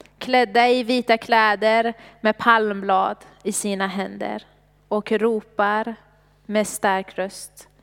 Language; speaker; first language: Swedish; non-native, fluent; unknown